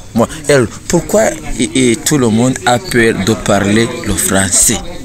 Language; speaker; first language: French; non-native, learner; Rundi